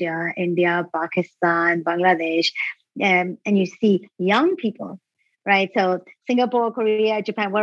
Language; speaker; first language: English; non-native, local second language; Urdu